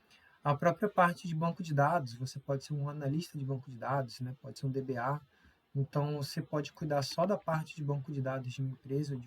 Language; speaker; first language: Portuguese; native; Portuguese